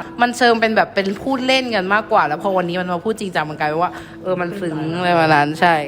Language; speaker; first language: Thai; native; Thai